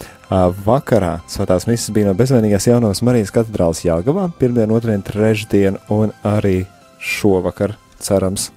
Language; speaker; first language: Latvian; native; Latvian